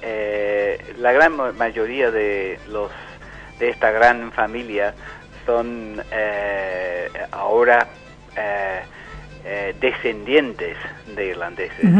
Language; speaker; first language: Spanish; non-native, fluent; English